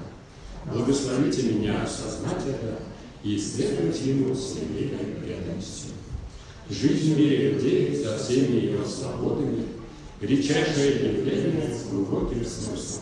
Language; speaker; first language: Russian; native; Russian